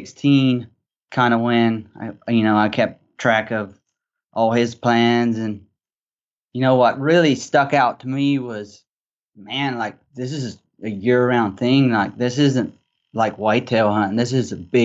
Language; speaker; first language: English; native; English